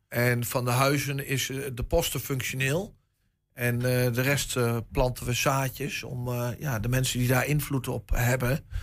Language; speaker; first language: Dutch; native; Dutch